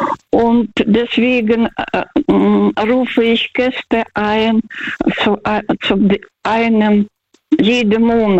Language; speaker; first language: German; non-native, fluent; Russian